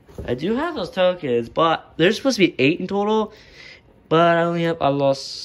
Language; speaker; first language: English; native; English